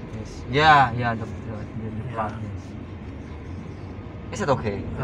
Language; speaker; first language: English; non-native, learner; Indonesian